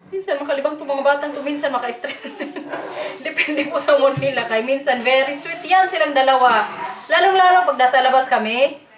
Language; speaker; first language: Filipino; non-native, local second language; Waray